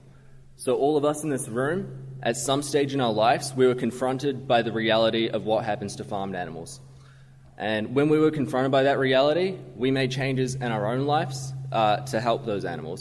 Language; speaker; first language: English; native; English